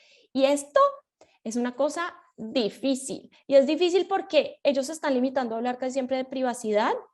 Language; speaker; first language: Spanish; native; Spanish